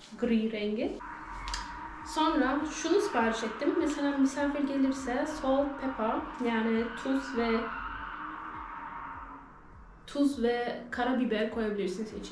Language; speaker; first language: Turkish; early bilingual, heritage; Turkish